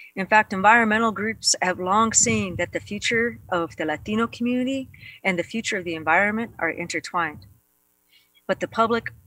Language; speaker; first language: English; native; English